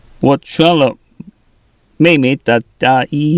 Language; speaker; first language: Chinese; non-native, learner; Korean